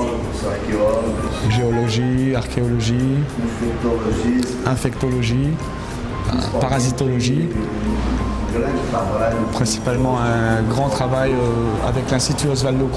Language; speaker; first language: French; non-native, fluent; Portuguese